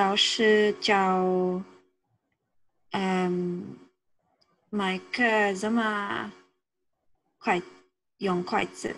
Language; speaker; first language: Chinese; non-native, learner; English